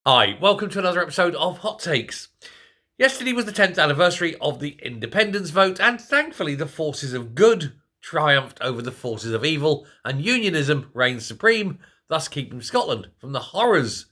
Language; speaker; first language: English; native; English